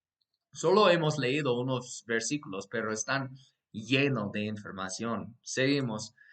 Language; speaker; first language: Spanish; non-native, fluent; English